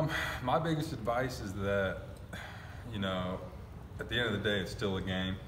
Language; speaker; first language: English; native; English